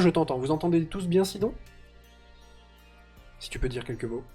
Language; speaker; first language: French; native; French